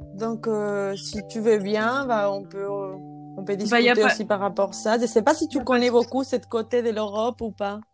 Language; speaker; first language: French; non-native, fluent; Spanish